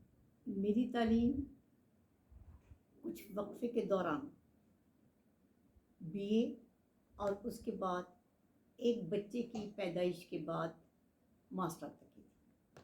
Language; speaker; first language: Urdu; native; Urdu